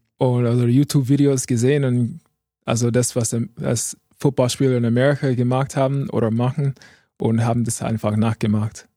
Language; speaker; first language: German; non-native, fluent; English